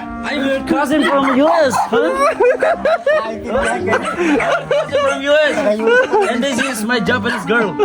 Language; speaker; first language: English; non-native, local second language; Filipino